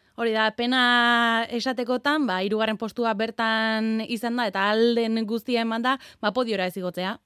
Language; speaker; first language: Basque; native; Basque